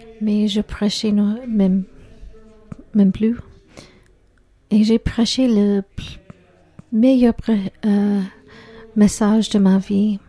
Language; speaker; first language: French; non-native, learner; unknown